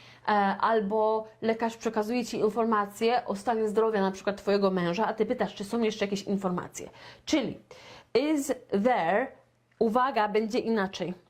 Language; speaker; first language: Polish; native; Polish